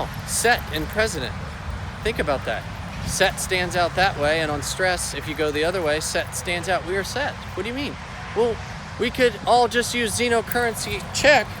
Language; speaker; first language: English; native; English